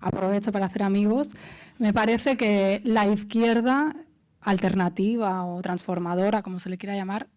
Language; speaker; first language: Spanish; non-native, local second language; Catalan